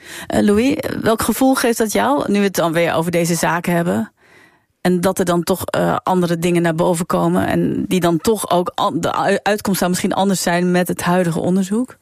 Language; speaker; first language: Dutch; native; Dutch